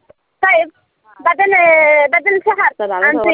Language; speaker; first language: Arabic; non-native, learner; Bangla